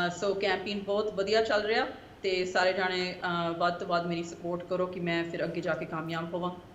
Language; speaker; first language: Punjabi; early bilingual, heritage; Punjabi